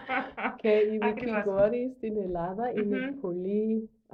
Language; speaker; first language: Greek; non-native, learner; German